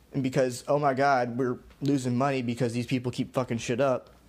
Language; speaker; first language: English; native; English